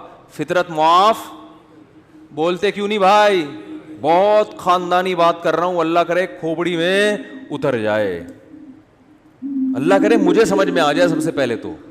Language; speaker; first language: Urdu; native; Urdu